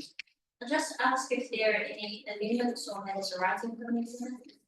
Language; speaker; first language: English; native; English